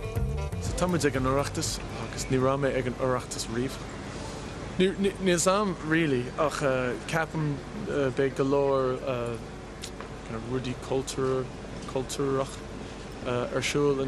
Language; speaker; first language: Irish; non-native, learner; English